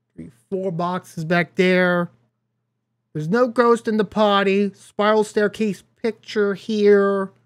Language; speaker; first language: English; native; English